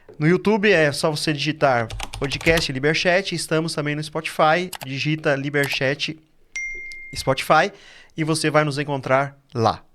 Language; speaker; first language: Portuguese; native; Portuguese